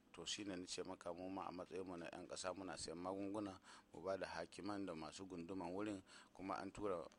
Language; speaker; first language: Hausa; non-native, local second language; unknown